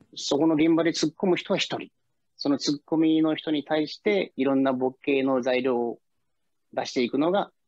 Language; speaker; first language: Japanese; native; Japanese